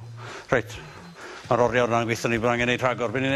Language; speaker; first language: Welsh; native; Welsh